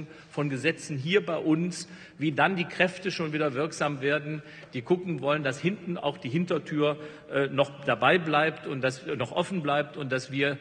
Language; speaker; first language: German; native; German